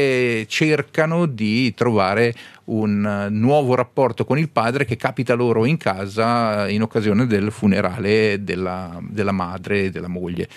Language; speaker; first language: Italian; native; Italian